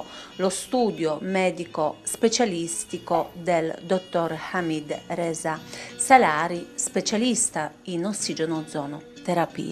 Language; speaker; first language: Italian; native; Italian